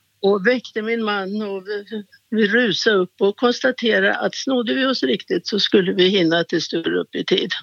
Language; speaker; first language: Swedish; native; Swedish